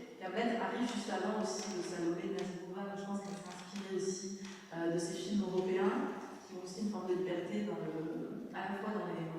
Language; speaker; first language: French; native; French